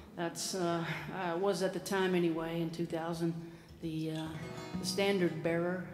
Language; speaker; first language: English; native; English